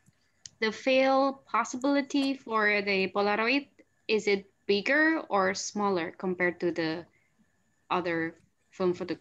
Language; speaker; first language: English; non-native, fluent; Indonesian